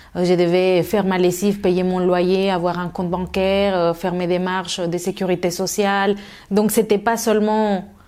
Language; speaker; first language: French; non-native, fluent; Spanish